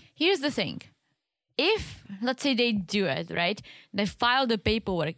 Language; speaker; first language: English; native; English